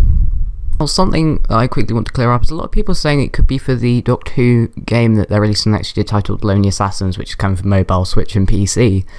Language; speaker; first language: English; native; English